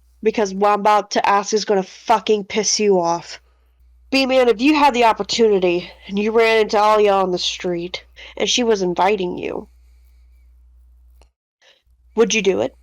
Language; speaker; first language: English; native; English